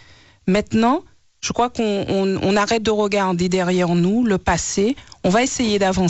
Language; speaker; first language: French; native; French